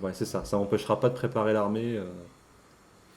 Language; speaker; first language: French; native; French